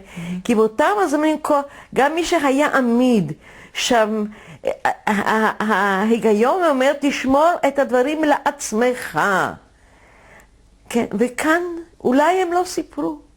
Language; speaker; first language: Hebrew; non-native, fluent; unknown